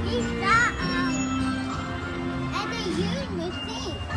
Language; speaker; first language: Swedish; early bilingual, other home language; Mongolian